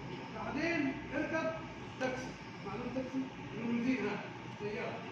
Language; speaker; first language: Arabic; non-native, learner; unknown